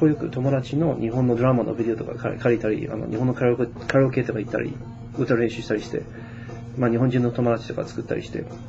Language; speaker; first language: Japanese; non-native, fluent; English